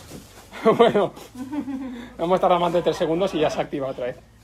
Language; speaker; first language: Spanish; native; Spanish